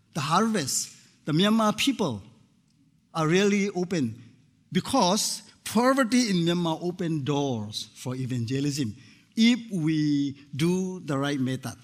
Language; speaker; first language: English; non-native, fluent; Burmese